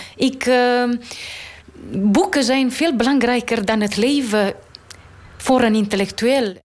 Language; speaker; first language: Dutch; non-native, fluent; Romanian